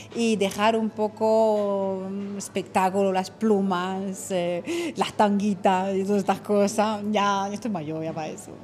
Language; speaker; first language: Spanish; non-native, fluent; French